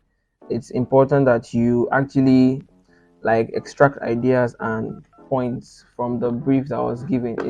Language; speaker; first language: English; non-native, local second language; Yoruba